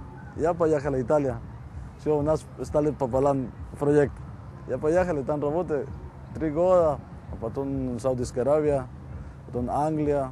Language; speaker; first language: Russian; non-native, learner; Spanish